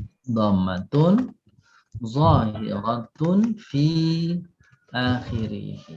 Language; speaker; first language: Arabic; non-native, fluent; Indonesian